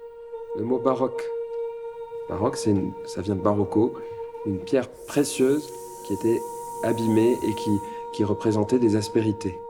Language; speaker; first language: French; native; French